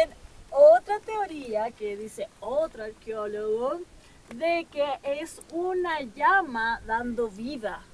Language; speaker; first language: Portuguese; non-native, learner; Spanish